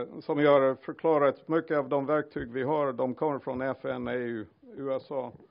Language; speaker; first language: Swedish; non-native, fluent; English